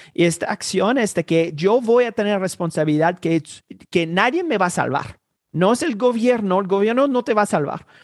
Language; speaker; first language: Spanish; non-native, fluent; Haitian Creole